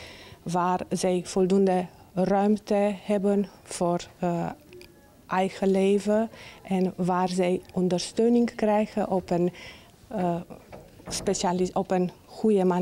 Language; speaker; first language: Dutch; non-native, fluent; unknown